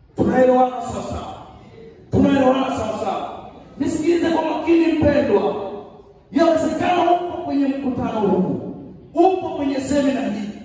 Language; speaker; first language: Swahili; native; Swahili